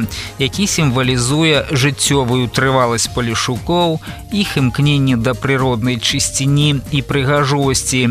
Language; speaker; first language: Belarusian; native; Belarusian